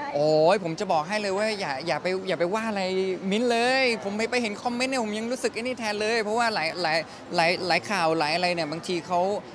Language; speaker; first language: Thai; native; Thai